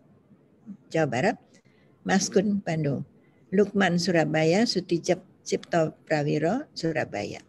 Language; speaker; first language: Indonesian; native; Indonesian